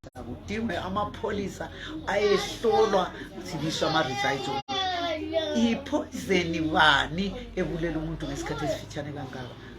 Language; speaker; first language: Zulu; native; Zulu